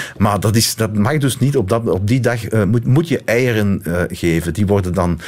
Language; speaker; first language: Dutch; native; Dutch